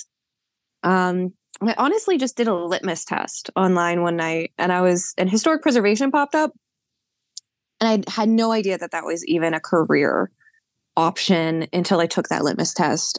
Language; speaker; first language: English; native; English